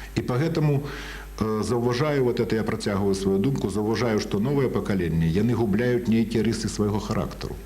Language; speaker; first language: Belarusian; native; Belarusian